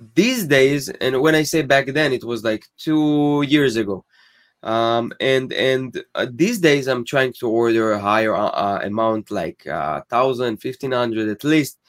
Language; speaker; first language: English; non-native, fluent; Hebrew